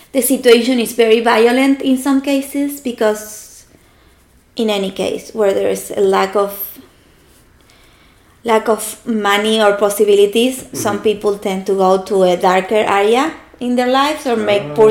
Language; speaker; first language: English; non-native, fluent; Spanish